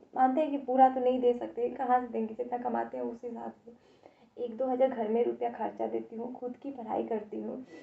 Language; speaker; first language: Hindi; native; Hindi